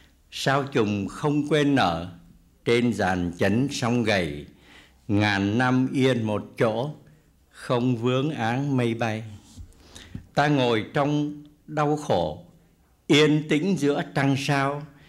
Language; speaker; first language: Vietnamese; native; Vietnamese